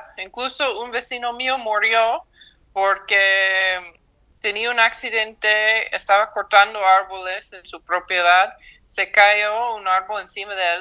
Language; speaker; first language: Spanish; non-native, fluent; English